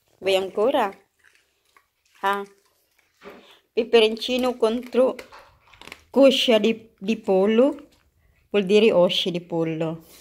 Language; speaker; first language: Italian; non-native, learner; Filipino